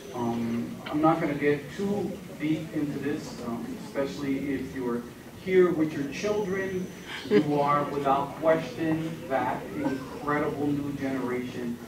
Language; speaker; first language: English; early bilingual, other home language; Spanish